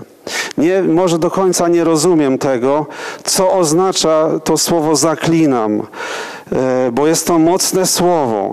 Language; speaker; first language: Polish; native; Polish